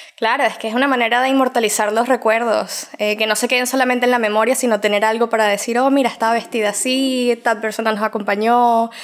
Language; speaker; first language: Spanish; native; Spanish